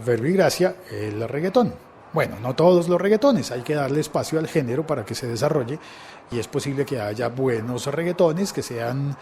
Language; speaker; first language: Spanish; native; Spanish